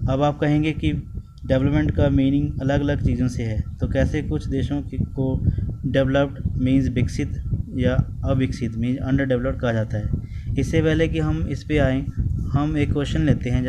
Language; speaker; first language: Hindi; native; Hindi